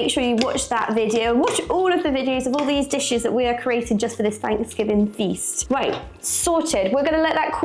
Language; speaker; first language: English; native; English